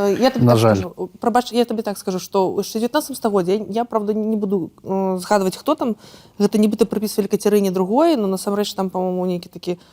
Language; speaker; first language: Belarusian; non-native, local second language; Russian